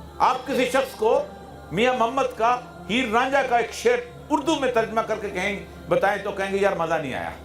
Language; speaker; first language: Urdu; non-native, local second language; Punjabi